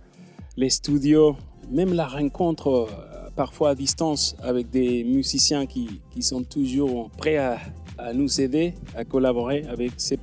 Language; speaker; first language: French; non-native, fluent; Spanish